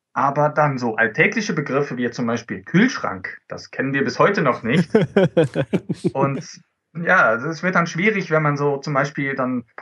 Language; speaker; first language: German; early bilingual, other home language; Dutch